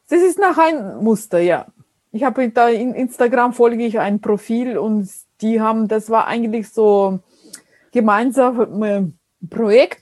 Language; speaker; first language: German; non-native, fluent; Russian